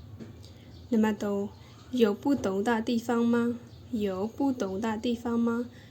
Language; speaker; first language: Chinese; non-native, fluent; Burmese